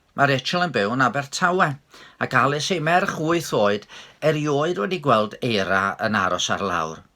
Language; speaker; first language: Welsh; native; Welsh